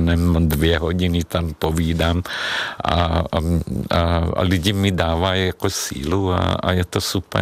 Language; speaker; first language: Czech; non-native, fluent; Hungarian